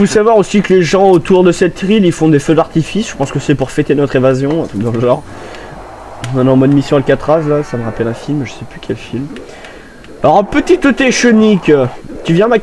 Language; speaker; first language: French; native; French